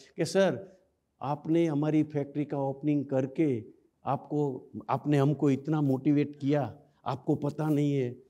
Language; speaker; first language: Hindi; non-native, local second language; Gujarati